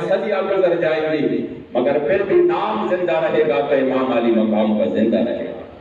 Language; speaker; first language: Urdu; non-native, local second language; Pashto